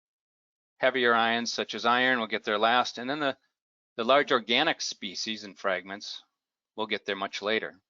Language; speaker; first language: English; native; English